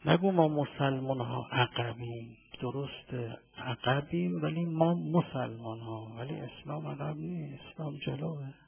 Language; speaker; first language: Persian; native; Persian